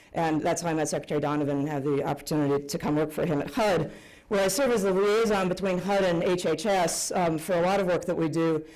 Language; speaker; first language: English; native; English